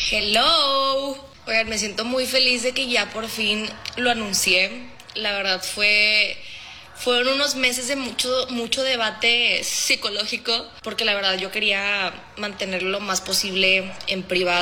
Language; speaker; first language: Spanish; native; Spanish